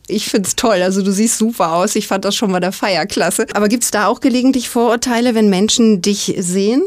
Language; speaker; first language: German; native; German